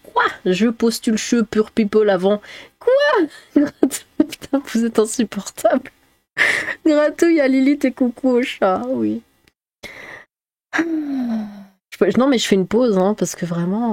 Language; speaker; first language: French; native; French